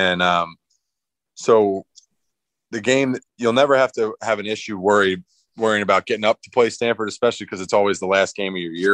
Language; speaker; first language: English; native; English